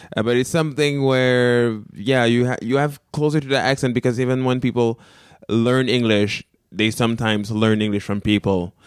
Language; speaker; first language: English; non-native, local second language; French